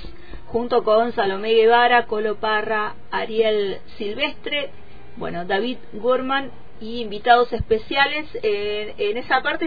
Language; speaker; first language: Spanish; native; Spanish